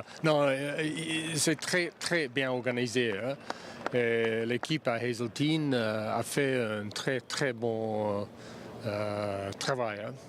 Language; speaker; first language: French; non-native, learner; English